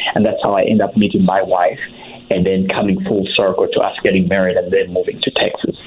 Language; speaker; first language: English; early bilingual, other home language; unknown